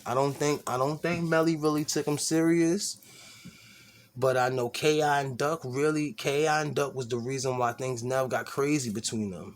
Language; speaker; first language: English; native; English